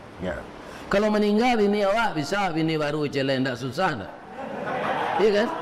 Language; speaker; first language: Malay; non-native, local second language; Minangkabau